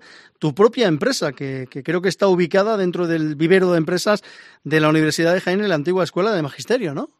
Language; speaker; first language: Spanish; native; Spanish